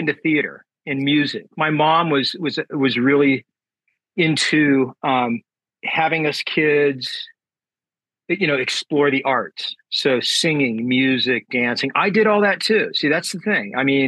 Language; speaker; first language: English; native; English